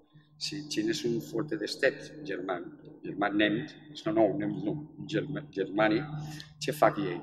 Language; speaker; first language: Romanian; non-native, fluent; Spanish